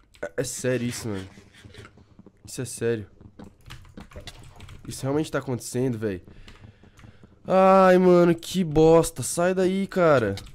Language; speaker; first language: Portuguese; native; Portuguese